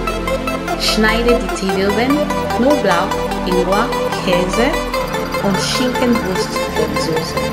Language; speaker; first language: German; non-native, learner; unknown